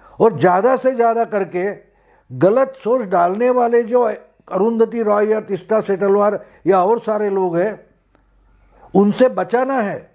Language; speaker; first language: Hindi; non-native, local second language; Marathi